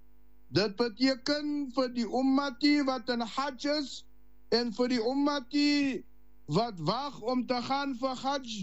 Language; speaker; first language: Dutch; non-native, learner; Afrikaans